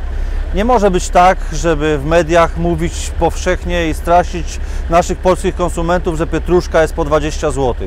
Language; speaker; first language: Polish; native; Polish